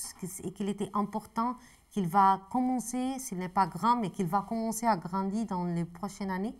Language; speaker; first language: French; non-native, fluent; Portuguese